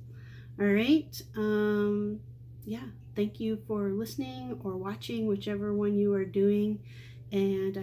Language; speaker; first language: English; native; English